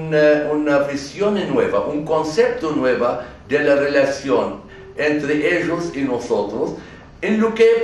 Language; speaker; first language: Spanish; non-native, fluent; Arabic